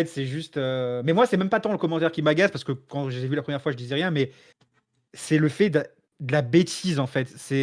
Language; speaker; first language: French; native; French